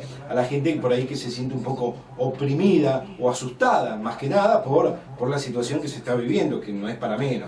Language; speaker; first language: Spanish; native; Spanish